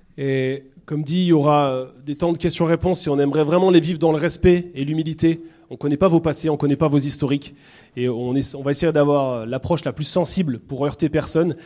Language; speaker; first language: French; native; French